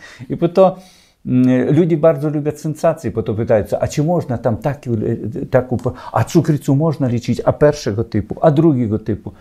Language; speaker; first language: Polish; non-native, learner; Ukrainian